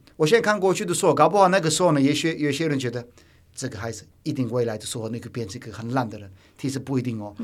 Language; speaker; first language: Chinese; non-native, fluent; Turkish